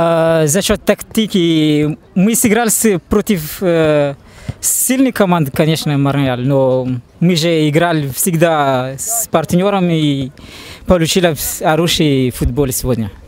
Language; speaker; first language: Russian; non-native, learner; French